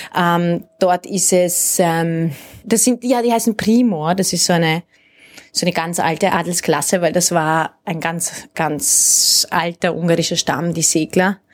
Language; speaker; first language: German; early bilingual, other home language; Hungarian